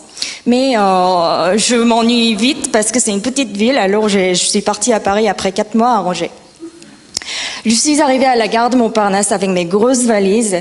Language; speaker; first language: French; non-native, fluent; Korean